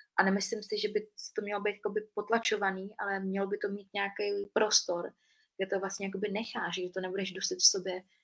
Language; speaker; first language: Czech; early bilingual, other home language; Vietnamese